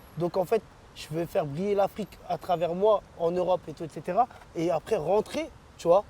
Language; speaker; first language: French; early bilingual, other home language; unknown